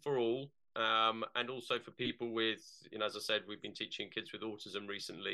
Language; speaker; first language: English; native; English